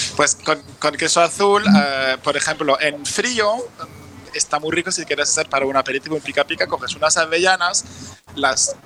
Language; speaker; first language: Spanish; non-native, fluent; French